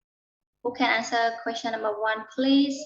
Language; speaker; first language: English; non-native, learner; Khmer